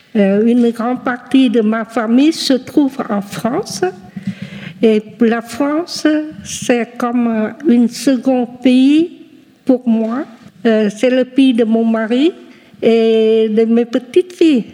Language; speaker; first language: French; non-native, local second language; Vietnamese